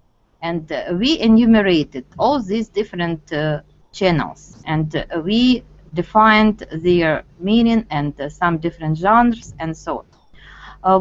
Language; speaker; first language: English; non-native, fluent; Russian